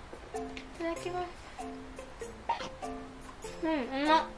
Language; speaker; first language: Japanese; native; Japanese